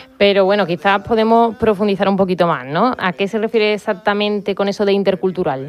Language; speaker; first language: Spanish; native; Spanish